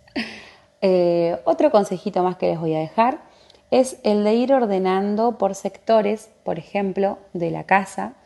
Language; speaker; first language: Spanish; native; Spanish